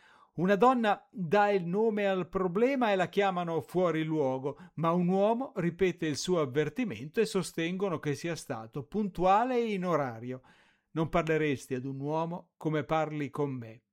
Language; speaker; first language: Italian; native; Italian